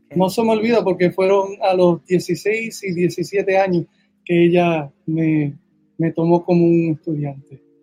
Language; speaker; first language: Spanish; early bilingual, heritage; Spanish